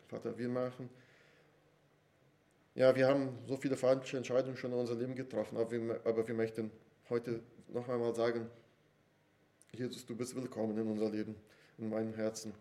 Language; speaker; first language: German; non-native, fluent; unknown